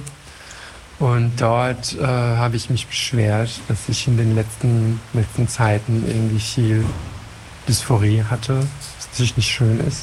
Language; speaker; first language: German; non-native, fluent; French